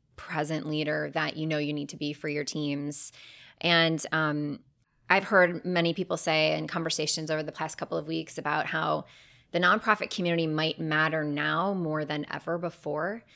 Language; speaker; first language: English; native; English